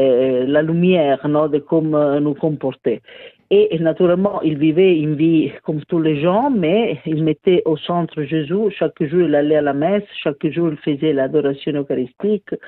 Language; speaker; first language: French; non-native, fluent; Italian